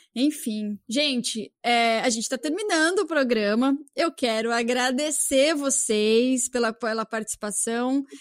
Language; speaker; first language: Portuguese; native; Portuguese